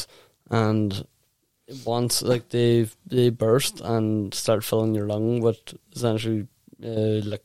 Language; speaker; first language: English; native; English